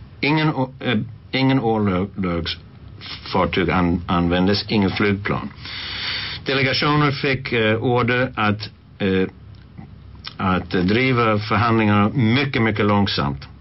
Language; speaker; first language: Swedish; non-native, fluent; English